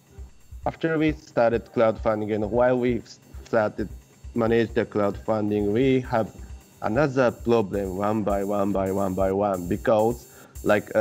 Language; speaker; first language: English; non-native, learner; Japanese